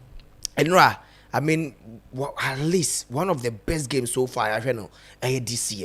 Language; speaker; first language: English; non-native, local second language; Akan